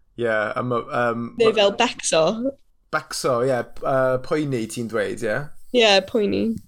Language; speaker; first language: Welsh; non-native, local second language; English